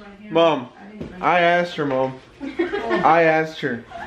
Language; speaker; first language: English; early bilingual, other home language; Spanish